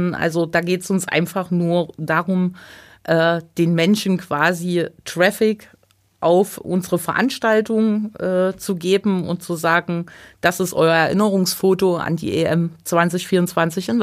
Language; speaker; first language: German; native; German